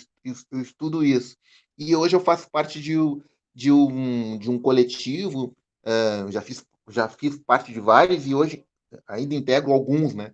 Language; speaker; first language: Portuguese; native; Portuguese